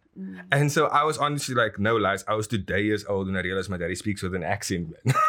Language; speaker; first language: English; native; English